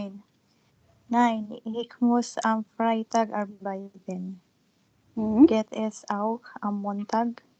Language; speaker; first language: German; non-native, learner; Filipino